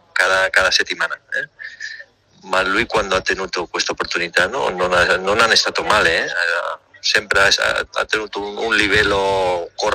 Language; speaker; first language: Italian; non-native, learner; Spanish